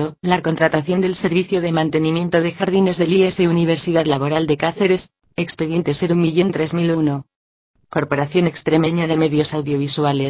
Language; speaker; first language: Spanish; native; Spanish